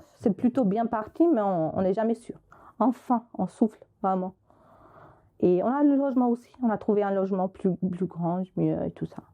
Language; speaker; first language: French; non-native, fluent; Albanian